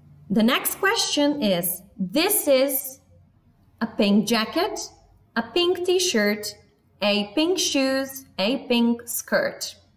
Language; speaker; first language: English; non-native, fluent; Macedonian